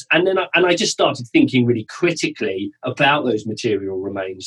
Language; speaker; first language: English; native; English